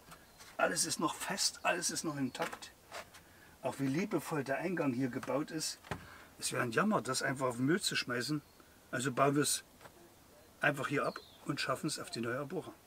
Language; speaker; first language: German; native; German